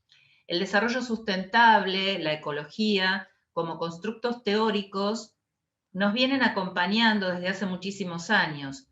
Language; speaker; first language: Spanish; native; Spanish